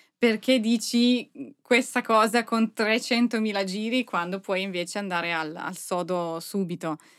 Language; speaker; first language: Italian; non-native, fluent; Russian